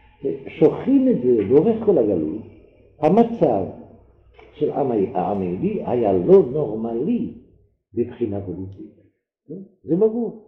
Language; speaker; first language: Hebrew; non-native, fluent; French